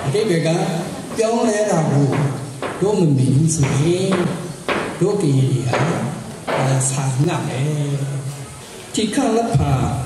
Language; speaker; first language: Burmese; non-native, local second language; S'gaw Karen